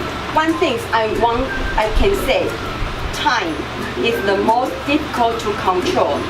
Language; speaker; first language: English; non-native, learner; Chinese